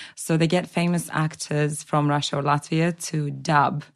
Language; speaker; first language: English; non-native, fluent; Russian